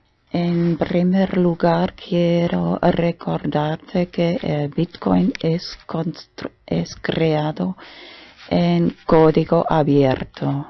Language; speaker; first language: Spanish; non-native, fluent; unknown